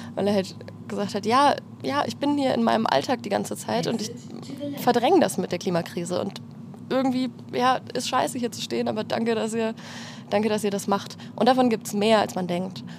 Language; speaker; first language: German; native; German